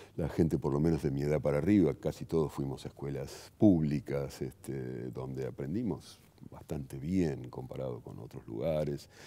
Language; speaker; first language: Spanish; native; Spanish